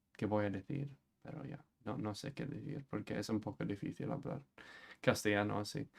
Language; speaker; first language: Spanish; non-native, learner; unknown